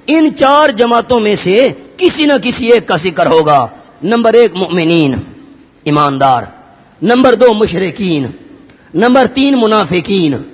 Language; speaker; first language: Urdu; non-native, local second language; Pashto